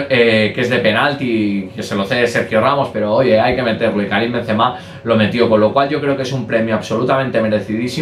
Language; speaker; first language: Spanish; native; Spanish